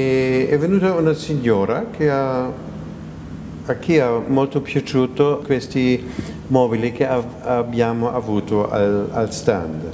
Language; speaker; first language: Italian; non-native, fluent; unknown